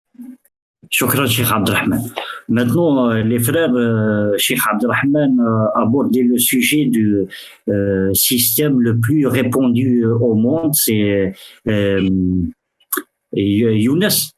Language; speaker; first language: French; early bilingual, other home language; Arabic